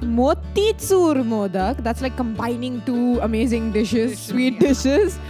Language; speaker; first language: English; non-native, local second language; Marathi